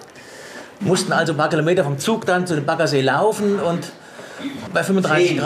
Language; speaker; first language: German; native; German